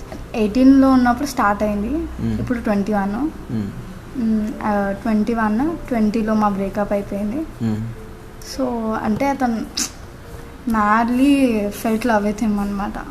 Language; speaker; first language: Telugu; native; Telugu